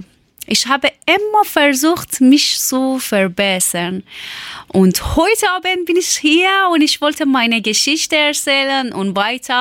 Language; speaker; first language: German; non-native, learner; Persian